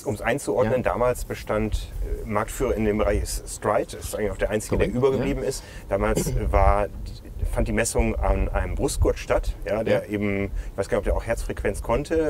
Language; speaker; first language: German; native; German